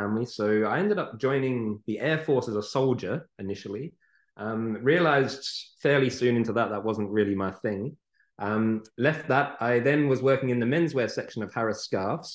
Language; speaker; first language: English; native; English